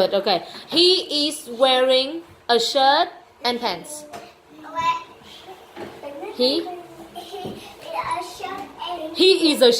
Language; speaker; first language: English; non-native, fluent; Vietnamese